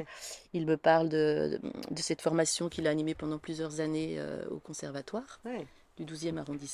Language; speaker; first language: French; native; French